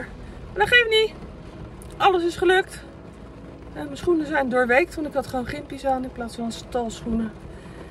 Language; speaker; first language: Dutch; native; Dutch